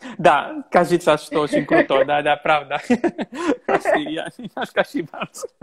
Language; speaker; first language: Russian; non-native, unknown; Italian